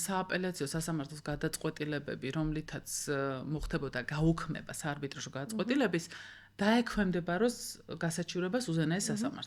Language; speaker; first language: Georgian; native; Georgian